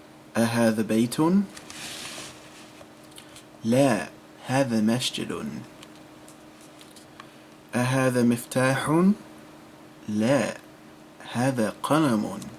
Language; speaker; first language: Arabic; non-native, fluent; English